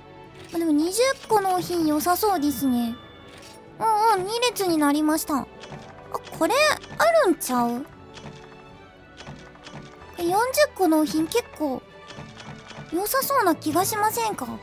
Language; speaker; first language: Japanese; native; Japanese